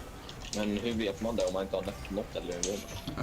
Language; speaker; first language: Swedish; native; Swedish